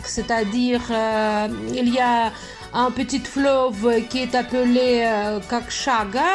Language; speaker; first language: French; non-native, fluent; Russian